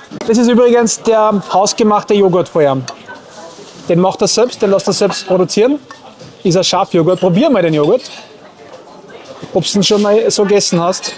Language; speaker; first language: German; native; German